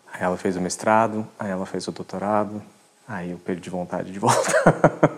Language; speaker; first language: Portuguese; non-native, fluent; French